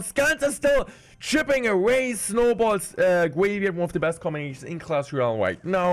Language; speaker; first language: English; non-native, fluent; German